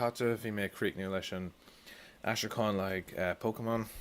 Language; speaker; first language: Irish; non-native, local second language; English